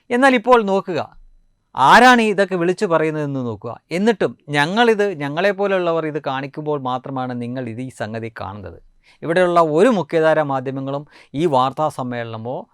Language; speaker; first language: Malayalam; native; Malayalam